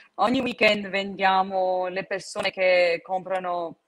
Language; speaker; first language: Italian; early bilingual, heritage; Italian